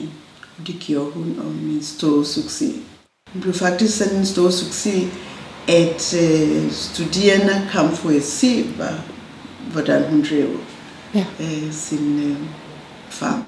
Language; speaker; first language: Danish; non-native, local second language; Masai